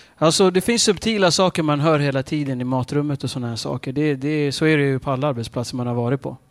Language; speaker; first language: Swedish; early bilingual, other home language; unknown